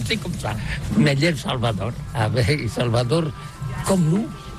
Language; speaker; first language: French; non-native, learner; Catalan